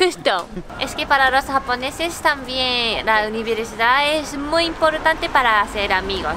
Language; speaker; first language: Spanish; non-native, learner; Japanese